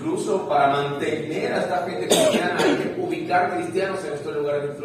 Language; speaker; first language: Spanish; native; Spanish